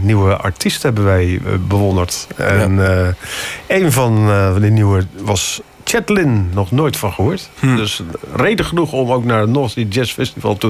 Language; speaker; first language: Dutch; native; Dutch